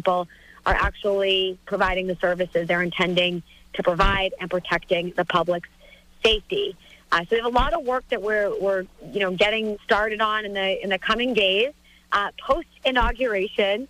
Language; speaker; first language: English; native; English